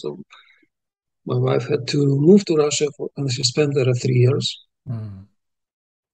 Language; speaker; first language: English; non-native, fluent; Russian